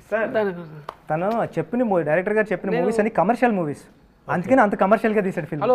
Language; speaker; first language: Telugu; native; Telugu